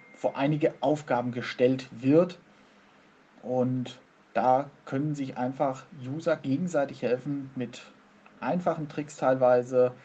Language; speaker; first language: German; native; German